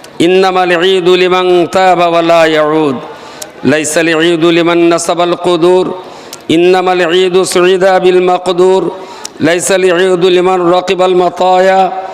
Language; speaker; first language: Arabic; non-native, fluent; Bangla